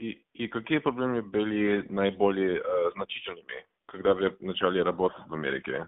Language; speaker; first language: Russian; non-native, learner; English